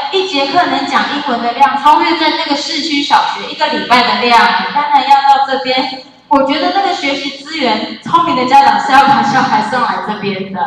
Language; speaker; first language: Chinese; native; Chinese